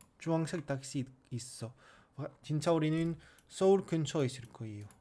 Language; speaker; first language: Korean; non-native, learner; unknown